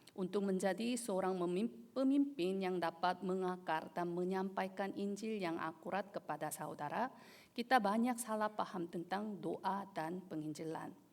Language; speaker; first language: Indonesian; non-native, fluent; Korean